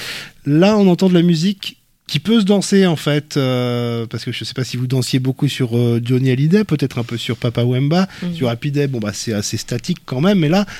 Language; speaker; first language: French; native; French